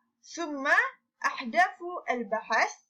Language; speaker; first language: Arabic; non-native, learner; Malay